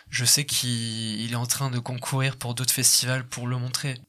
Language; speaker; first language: French; native; French